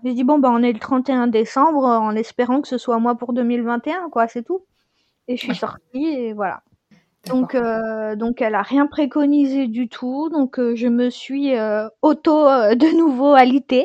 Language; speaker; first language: French; native; French